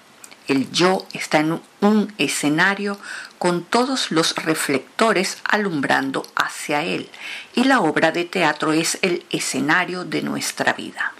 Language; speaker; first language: Spanish; native; Spanish